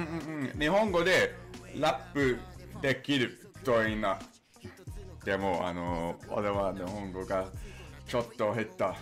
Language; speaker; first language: Japanese; non-native, learner; English